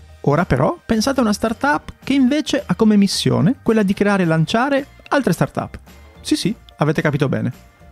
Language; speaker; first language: Italian; native; Italian